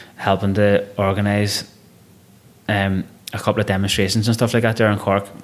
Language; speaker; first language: English; non-native, local second language; Irish